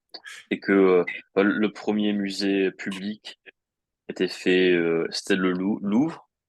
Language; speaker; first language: French; non-native, fluent; English